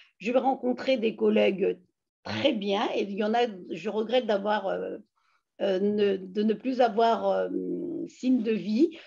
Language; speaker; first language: French; native; French